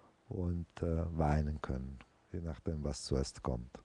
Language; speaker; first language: German; non-native, fluent; Italian